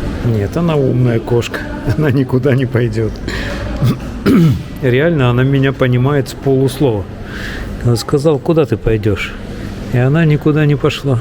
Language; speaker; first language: Russian; native; Russian